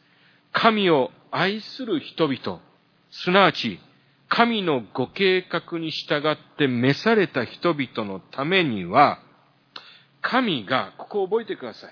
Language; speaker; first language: Japanese; early bilingual, heritage; Japanese